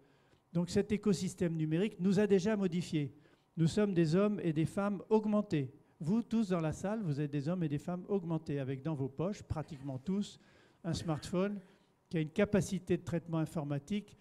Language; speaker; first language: French; native; French